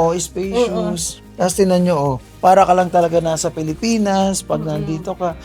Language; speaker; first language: Filipino; native; Filipino